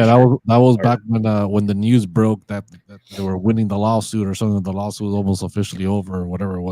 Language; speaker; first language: English; native; English